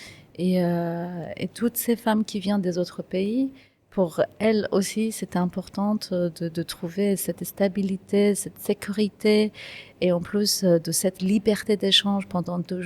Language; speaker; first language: French; non-native, fluent; Kurdish